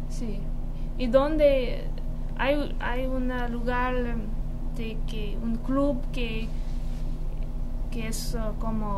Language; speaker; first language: Spanish; non-native, fluent; English